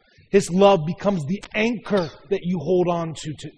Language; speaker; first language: English; native; English